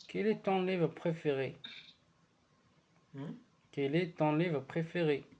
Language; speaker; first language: French; non-native, learner; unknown